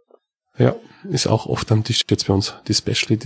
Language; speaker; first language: German; native; German